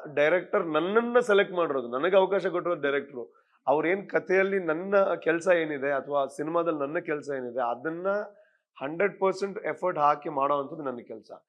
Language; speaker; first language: Kannada; non-native, local second language; Tulu